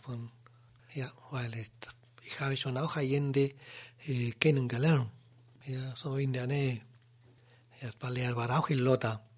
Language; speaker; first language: German; non-native, learner; Spanish